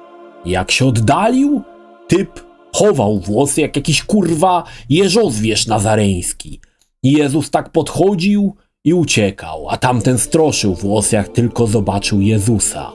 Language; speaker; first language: Polish; native; Polish